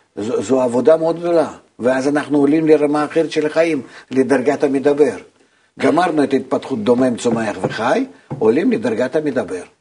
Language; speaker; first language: Hebrew; non-native, fluent; Russian